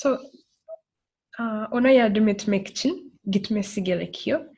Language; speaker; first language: Turkish; non-native, learner; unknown